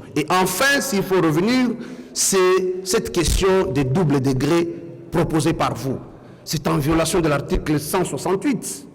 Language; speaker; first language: French; native; French